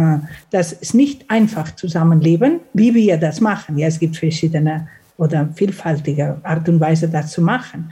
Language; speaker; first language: German; non-native, fluent; Catalan